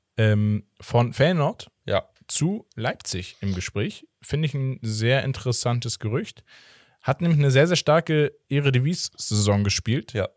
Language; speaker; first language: German; early bilingual, other home language; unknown